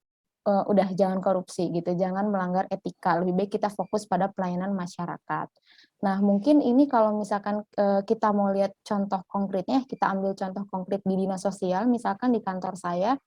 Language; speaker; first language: Indonesian; native; Indonesian